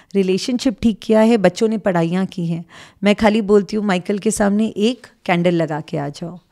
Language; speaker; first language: Hindi; native; Hindi